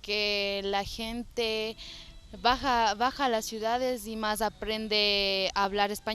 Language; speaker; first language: Spanish; non-native, local second language; Quechua